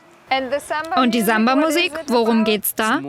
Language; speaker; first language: German; native; German